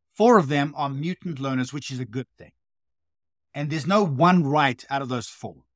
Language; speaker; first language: English; native; English